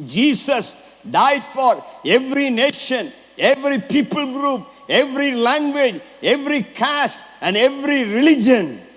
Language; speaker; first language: English; non-native, local second language; Tamil